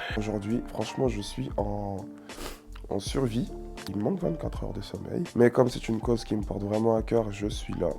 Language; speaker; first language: French; native; French